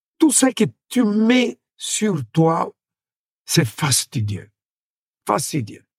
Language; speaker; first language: French; non-native, fluent; Italian